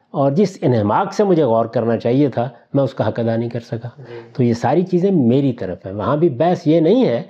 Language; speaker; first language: Urdu; non-native, local second language; Punjabi